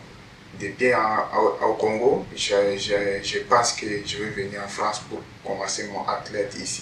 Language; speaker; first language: French; non-native, learner; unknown